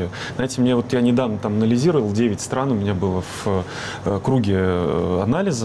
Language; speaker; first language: Russian; native; Russian